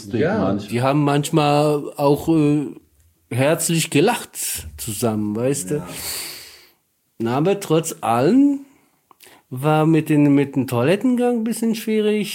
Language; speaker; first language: German; non-native, learner; Polish